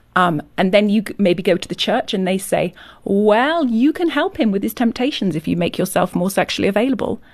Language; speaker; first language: English; native; English